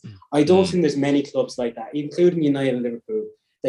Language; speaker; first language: English; native; English